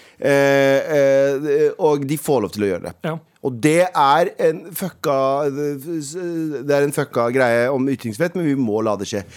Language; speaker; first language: Norwegian; early bilingual, other home language; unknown